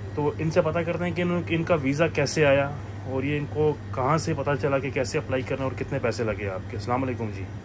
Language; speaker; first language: Urdu; non-native, local second language; Punjabi